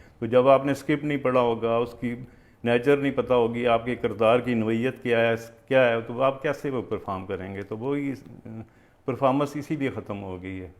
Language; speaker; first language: Urdu; non-native, local second language; Punjabi